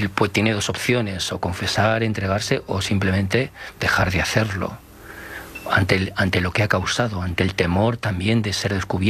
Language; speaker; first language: Spanish; native; Spanish